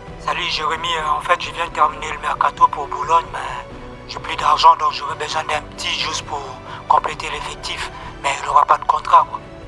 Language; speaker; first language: French; native; French